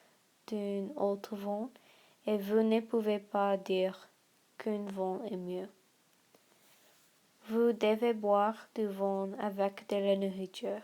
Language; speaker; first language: French; non-native, learner; English